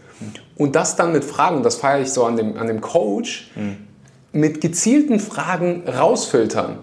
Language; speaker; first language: German; native; German